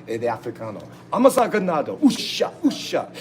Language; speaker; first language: Spanish; non-native, learner; English